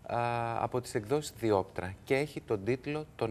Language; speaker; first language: Greek; native; Greek